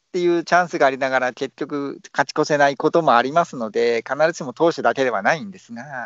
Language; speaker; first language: Japanese; native; Japanese